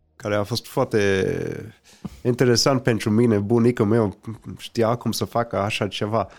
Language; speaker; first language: Romanian; non-native, fluent; English